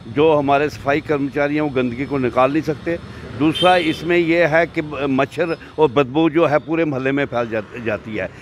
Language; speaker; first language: Hindi; native; Hindi